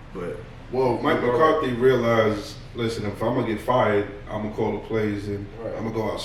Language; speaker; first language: English; native; English